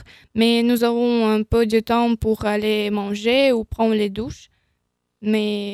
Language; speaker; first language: French; non-native, learner; Ukrainian